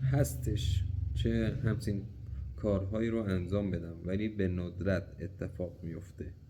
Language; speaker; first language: Persian; native; Persian